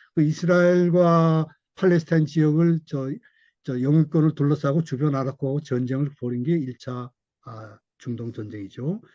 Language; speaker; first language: Korean; native; Korean